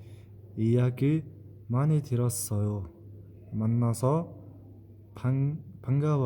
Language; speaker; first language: Korean; non-native, fluent; Mongolian